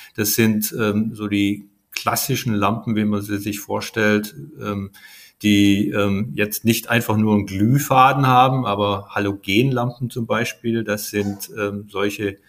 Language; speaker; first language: German; native; German